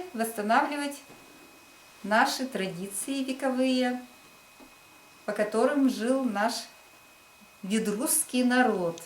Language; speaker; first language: Russian; native; Russian